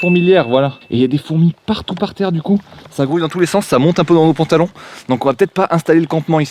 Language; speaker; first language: French; native; French